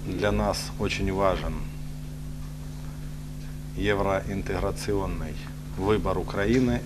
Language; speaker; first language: Ukrainian; non-native, local second language; Russian